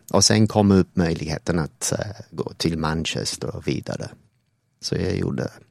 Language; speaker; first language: Swedish; non-native, fluent; English